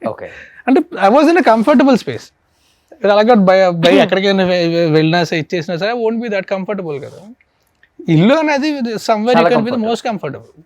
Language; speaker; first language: Telugu; native; Telugu